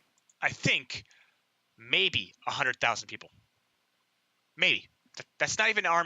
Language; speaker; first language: English; native; English